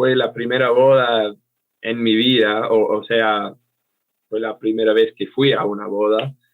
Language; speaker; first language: Spanish; non-native, fluent; English